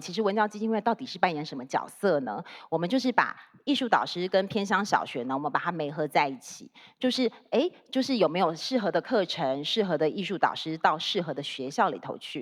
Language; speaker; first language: Chinese; native; Chinese